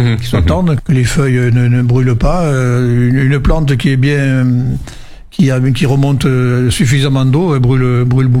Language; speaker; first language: French; native; French